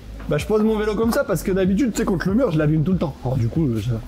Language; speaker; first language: French; native; French